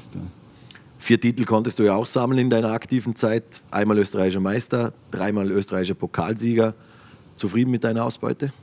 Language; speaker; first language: German; native; German